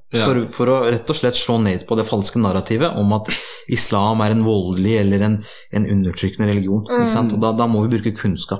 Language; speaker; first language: Norwegian; early bilingual, other home language; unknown